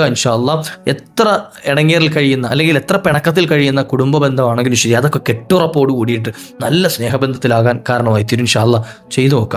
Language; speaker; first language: Malayalam; native; Malayalam